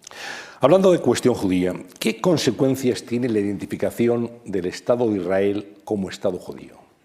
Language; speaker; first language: Spanish; native; Spanish